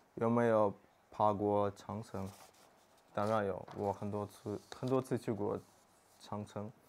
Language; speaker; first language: Chinese; non-native, fluent; Russian